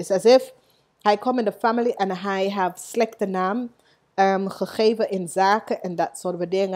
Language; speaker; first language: Dutch; non-native, learner; English